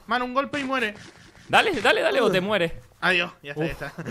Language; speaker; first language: Spanish; native; Spanish